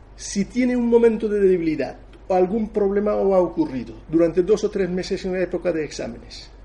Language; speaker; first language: Spanish; non-native, fluent; Persian